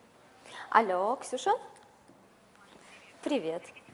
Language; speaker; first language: Russian; native; Russian